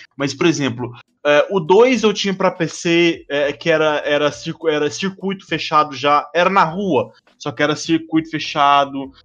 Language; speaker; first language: Portuguese; native; Portuguese